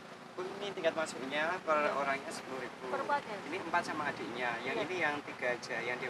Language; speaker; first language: Indonesian; native; Indonesian